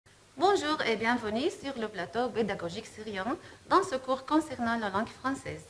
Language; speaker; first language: French; non-native, fluent; Arabic